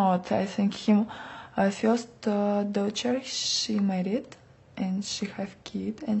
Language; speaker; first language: English; non-native, learner; Russian